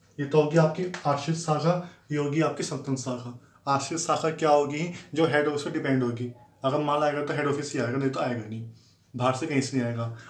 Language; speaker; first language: Hindi; native; Hindi